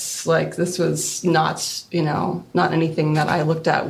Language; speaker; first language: English; native; English